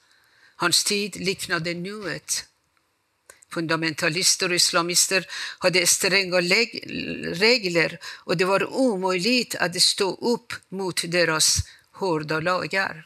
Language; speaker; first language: Swedish; non-native, fluent; Persian